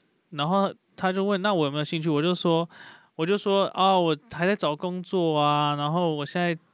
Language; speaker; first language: Chinese; native; Chinese